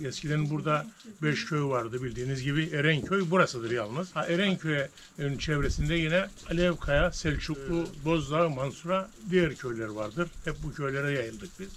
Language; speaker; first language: Turkish; native; Turkish